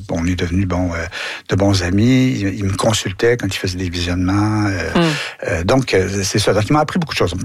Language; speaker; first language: French; native; French